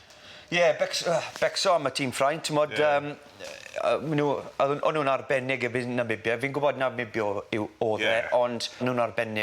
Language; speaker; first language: Welsh; native; Welsh